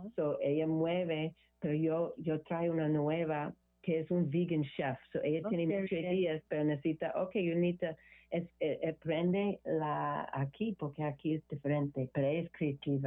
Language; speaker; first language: Spanish; non-native, learner; English